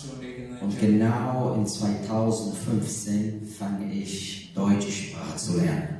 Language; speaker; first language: German; non-native, learner; Portuguese